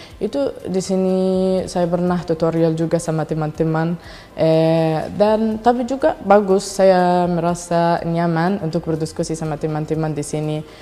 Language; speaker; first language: Indonesian; non-native, learner; Arabic